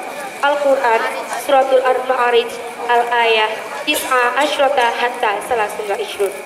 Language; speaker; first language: Arabic; non-native, learner; Indonesian